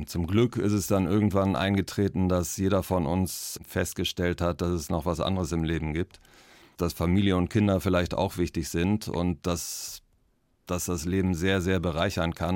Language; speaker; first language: German; native; German